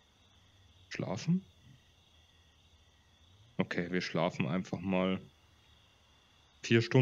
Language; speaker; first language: German; native; German